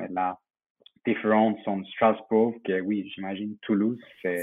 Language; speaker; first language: French; non-native, fluent; English